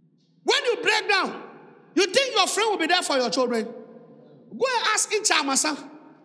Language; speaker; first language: English; non-native, local second language; Ga